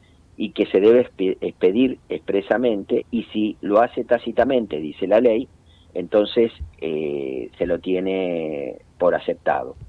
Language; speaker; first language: Spanish; native; Spanish